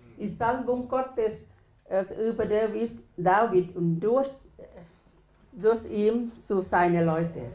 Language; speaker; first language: German; non-native, learner; Thai